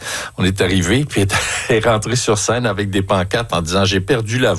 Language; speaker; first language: French; native; French